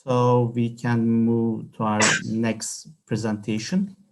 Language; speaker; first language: English; non-native, fluent; Turkish